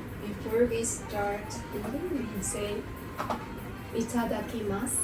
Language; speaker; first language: English; non-native, learner; Japanese